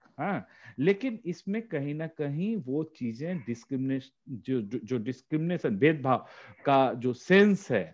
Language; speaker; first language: Hindi; native; Hindi